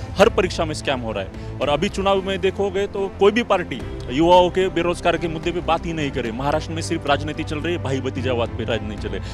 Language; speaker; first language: Hindi; non-native, local second language; Marathi